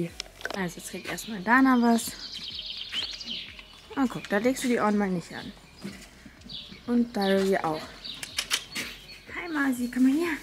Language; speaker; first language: German; native; German